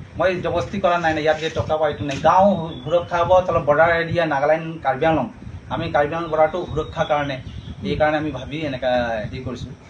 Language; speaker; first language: Assamese; non-native, local second language; Karbi